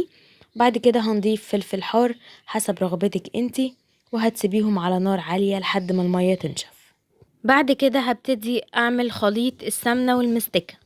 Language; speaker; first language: Arabic; native; Arabic